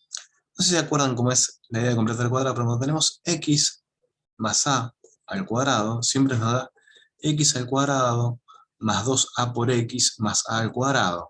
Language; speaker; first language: Spanish; native; Spanish